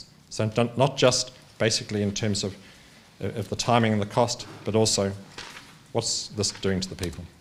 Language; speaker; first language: English; native; English